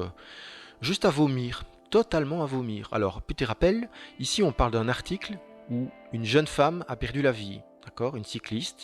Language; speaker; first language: French; native; French